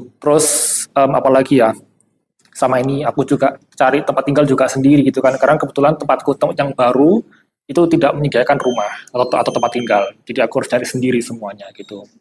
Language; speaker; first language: Indonesian; native; Indonesian